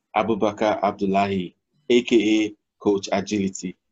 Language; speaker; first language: English; non-native, local second language; Yoruba